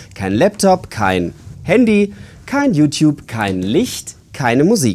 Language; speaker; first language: German; native; German